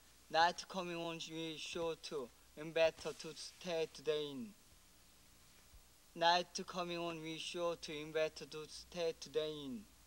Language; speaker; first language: English; non-native, learner; Korean